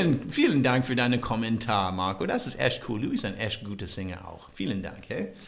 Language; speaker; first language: German; non-native, learner; English